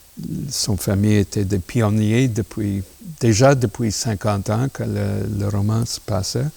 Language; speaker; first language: French; non-native, local second language; English